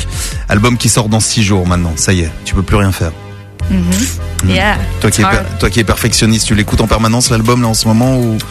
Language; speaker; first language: French; native; French